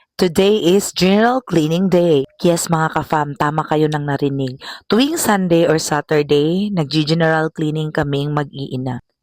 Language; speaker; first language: Filipino; non-native, local second language; Cebuano